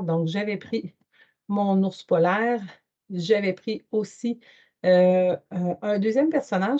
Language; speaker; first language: French; native; French